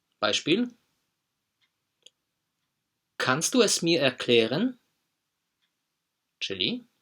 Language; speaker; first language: German; non-native, fluent; Polish